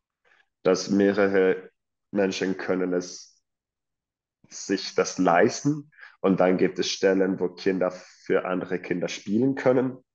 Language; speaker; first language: German; non-native, fluent; Swedish